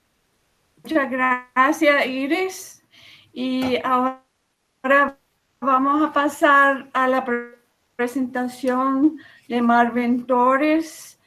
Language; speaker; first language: Spanish; non-native, fluent; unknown